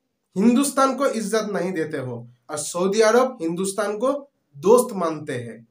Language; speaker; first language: Hindi; non-native, local second language; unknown